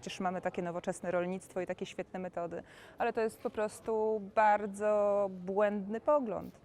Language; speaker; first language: Polish; native; Polish